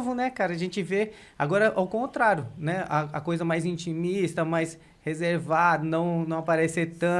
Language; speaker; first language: Portuguese; native; Portuguese